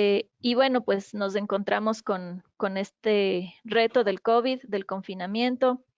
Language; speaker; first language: Spanish; native; Spanish